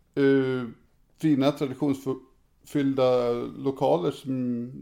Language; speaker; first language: Swedish; native; Swedish